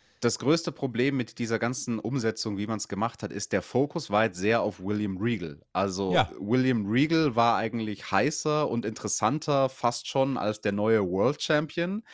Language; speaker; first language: German; native; German